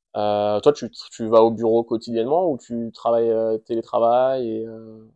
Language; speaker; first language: French; native; French